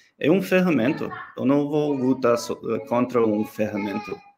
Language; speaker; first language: Portuguese; non-native, learner; English